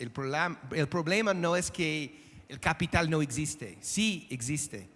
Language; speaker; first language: Spanish; non-native, fluent; English